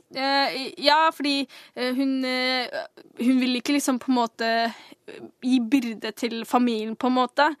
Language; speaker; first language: Norwegian; early bilingual, other home language; Somali